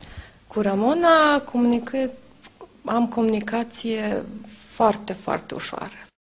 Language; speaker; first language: Romanian; non-native, local second language; Serbian